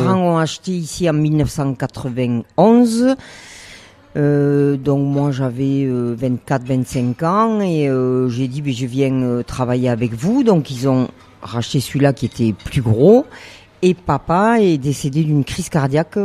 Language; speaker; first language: French; native; French